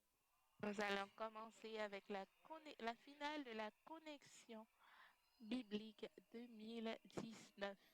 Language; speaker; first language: French; non-native, fluent; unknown